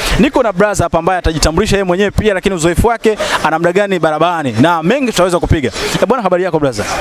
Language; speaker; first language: Swahili; native; Swahili